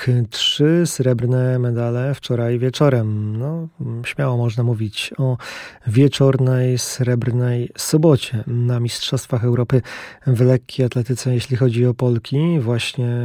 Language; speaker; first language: Polish; native; Polish